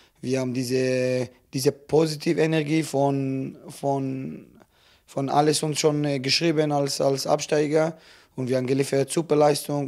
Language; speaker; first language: German; non-native, learner; Hebrew